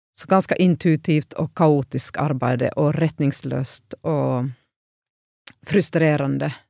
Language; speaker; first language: Norwegian; non-native, fluent; Finnish